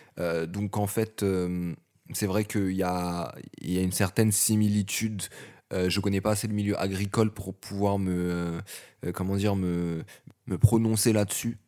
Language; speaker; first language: French; native; French